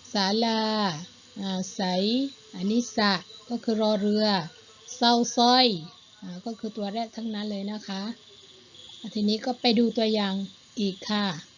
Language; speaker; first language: Thai; non-native, local second language; Malay